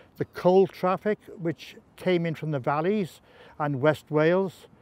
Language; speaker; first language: English; native; English